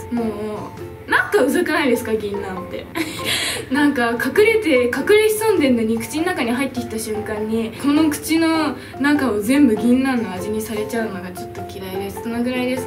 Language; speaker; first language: Japanese; native; Japanese